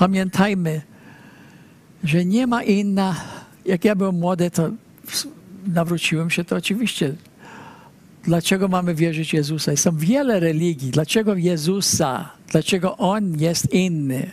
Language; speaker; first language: Polish; early bilingual, heritage; Polish